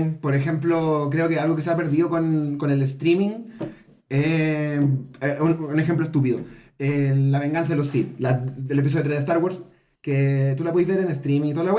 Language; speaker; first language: Spanish; native; Spanish